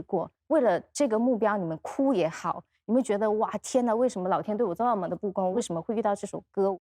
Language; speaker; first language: Chinese; native; Chinese